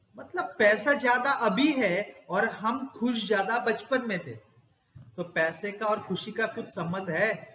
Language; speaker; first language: Hindi; non-native, local second language; Gujarati